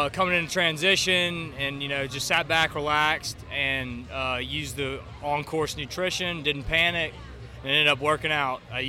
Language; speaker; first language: English; native; English